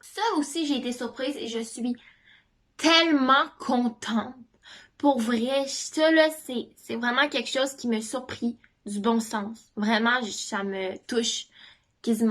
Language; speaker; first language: French; native; French